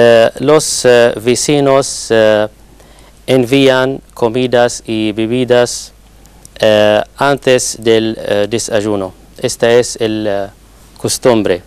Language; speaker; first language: Spanish; non-native, learner; Arabic